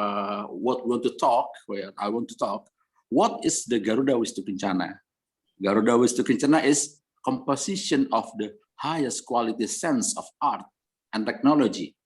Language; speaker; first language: English; non-native, learner; Indonesian